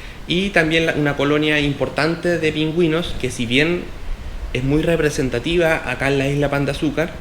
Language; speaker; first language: Spanish; native; Spanish